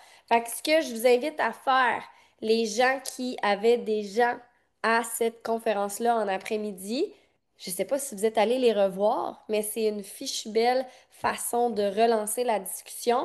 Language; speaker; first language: French; native; French